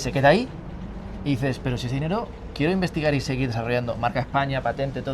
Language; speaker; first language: Spanish; native; Spanish